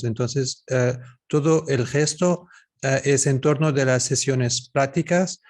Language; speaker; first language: Spanish; non-native, learner; Portuguese